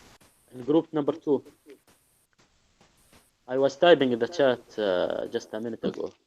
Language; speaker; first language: English; non-native, fluent; Arabic